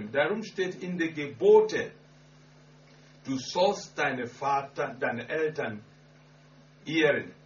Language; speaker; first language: German; non-native, learner; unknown